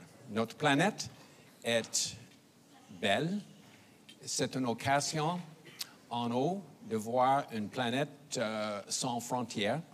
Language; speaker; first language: French; non-native, fluent; English